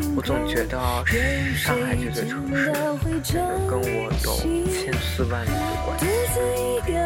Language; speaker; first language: Chinese; native; Chinese